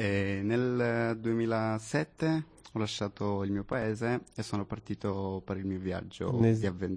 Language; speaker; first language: Italian; non-native, fluent; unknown